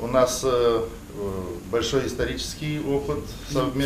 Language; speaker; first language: Russian; non-native, local second language; Romanian